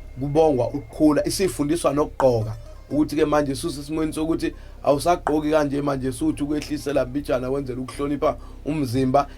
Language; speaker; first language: Zulu; native; Zulu